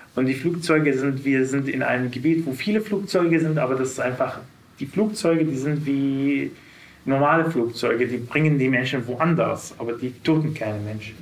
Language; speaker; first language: German; non-native, fluent; Arabic